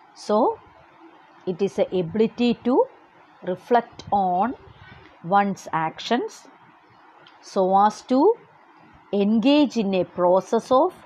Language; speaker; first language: English; non-native, local second language; Malayalam